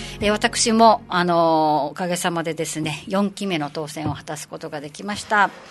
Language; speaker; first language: Japanese; native; Japanese